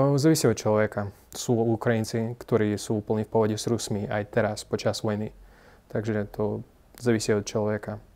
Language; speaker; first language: Slovak; non-native, fluent; Russian